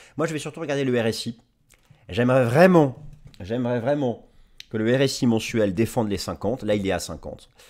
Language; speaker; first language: French; native; French